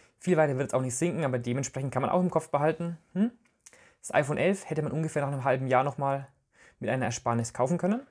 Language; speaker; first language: German; native; German